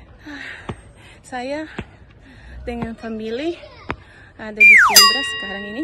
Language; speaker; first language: Indonesian; non-native, local second language; Tetum